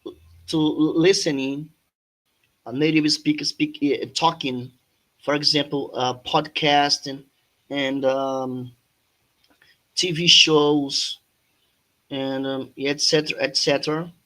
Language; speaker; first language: English; non-native, fluent; Portuguese